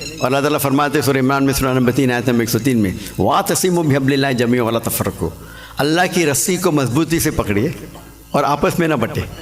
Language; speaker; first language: Urdu; non-native, local second language; English